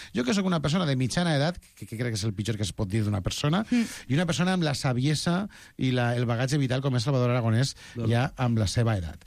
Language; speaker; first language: Catalan; native; Catalan